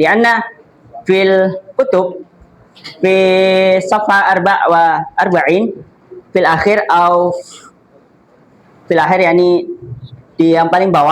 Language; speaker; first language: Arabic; non-native, learner; Indonesian